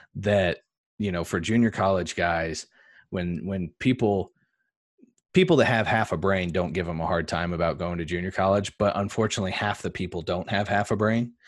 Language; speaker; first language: English; native; English